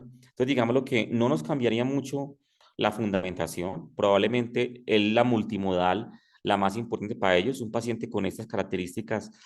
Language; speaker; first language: Spanish; native; Spanish